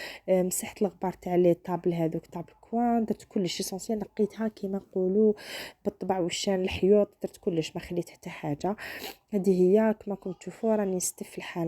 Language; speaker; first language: Arabic; native; Arabic